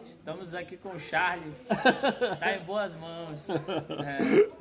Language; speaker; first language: Portuguese; native; Portuguese